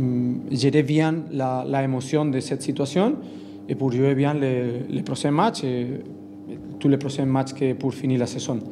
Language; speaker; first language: French; non-native, learner; Spanish